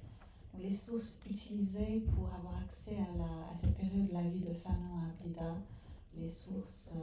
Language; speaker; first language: French; non-native, fluent; English